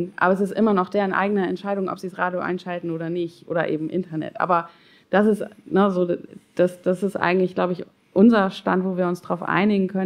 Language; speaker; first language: German; native; German